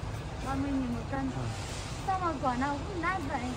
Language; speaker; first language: Chinese; non-native, fluent; Vietnamese